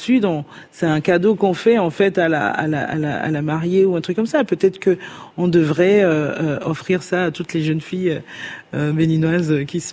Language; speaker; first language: French; non-native, local second language; Fon